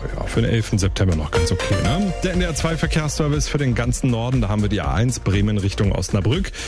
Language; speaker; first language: German; native; German